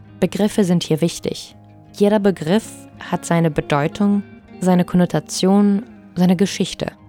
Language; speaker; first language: German; non-native, local second language; Luxembourgish